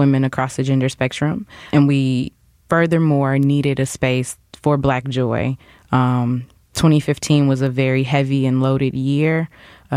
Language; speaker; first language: English; native; English